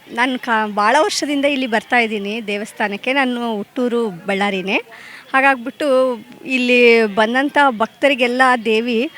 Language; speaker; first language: Kannada; native; Kannada